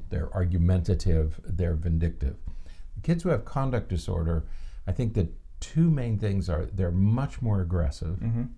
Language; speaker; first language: English; native; English